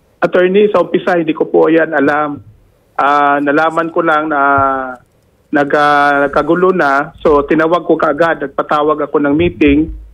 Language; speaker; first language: Filipino; non-native, local second language; Cebuano